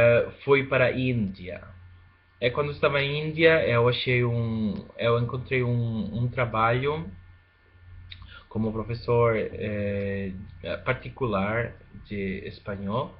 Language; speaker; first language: Portuguese; non-native, fluent; Spanish